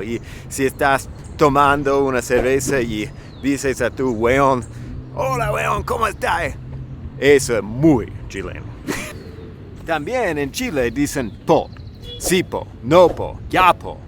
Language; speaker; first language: Spanish; non-native, fluent; English